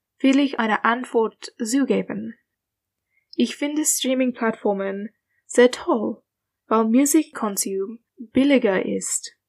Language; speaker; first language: German; non-native, learner; English